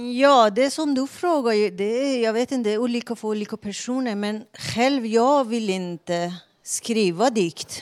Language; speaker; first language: Swedish; non-native, fluent; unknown